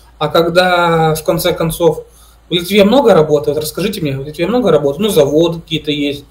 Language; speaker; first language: Russian; native; Russian